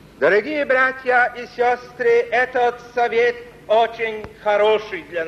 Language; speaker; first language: Russian; non-native, fluent; Polish